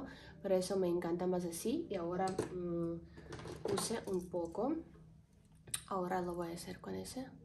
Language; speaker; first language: Spanish; non-native, learner; Ukrainian